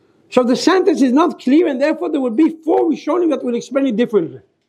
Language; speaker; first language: English; non-native, learner; Hebrew